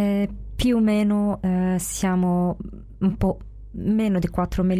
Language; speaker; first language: Italian; non-native, fluent; Arabic